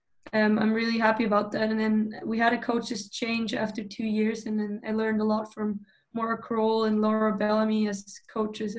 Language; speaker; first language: English; non-native, fluent; Swiss German